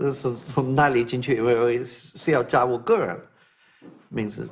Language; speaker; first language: Chinese; non-native, learner; English